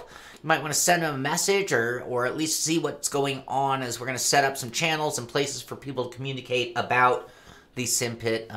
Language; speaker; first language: English; native; English